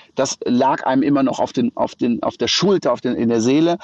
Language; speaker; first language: German; native; German